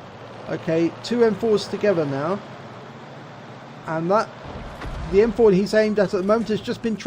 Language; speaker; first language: English; native; English